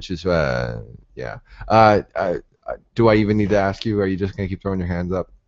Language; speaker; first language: English; native; English